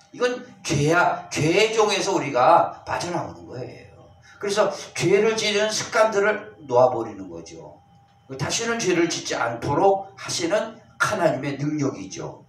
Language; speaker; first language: Korean; native; Korean